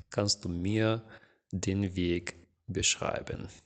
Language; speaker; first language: German; non-native, fluent; Ukrainian